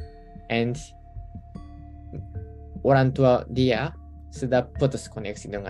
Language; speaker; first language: Indonesian; non-native, fluent; Japanese